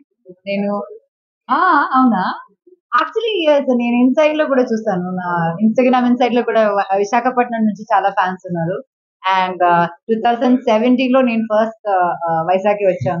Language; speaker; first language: Telugu; non-native, local second language; Malayalam